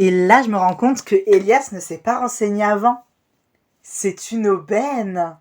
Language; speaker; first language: French; native; French